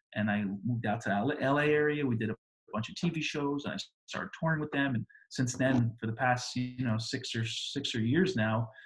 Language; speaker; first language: English; native; English